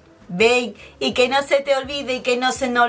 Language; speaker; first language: Spanish; native; Spanish